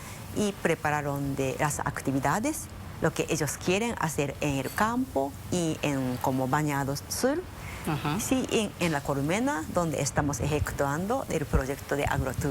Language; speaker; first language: Spanish; non-native, fluent; Japanese